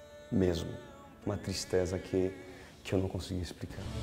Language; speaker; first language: Portuguese; non-native, fluent; French